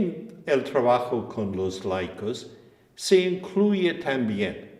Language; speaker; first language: Spanish; non-native, fluent; English